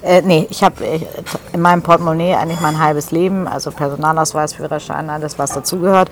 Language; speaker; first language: German; native; German